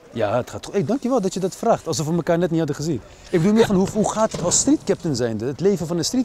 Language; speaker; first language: Dutch; native; Dutch